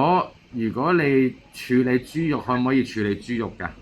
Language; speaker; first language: Cantonese; native; Cantonese